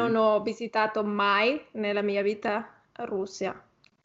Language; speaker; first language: Italian; non-native, fluent; Spanish